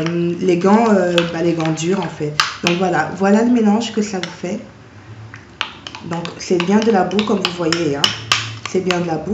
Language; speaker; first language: French; native; French